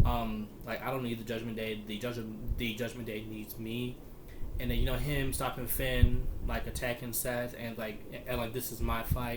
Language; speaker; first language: English; native; English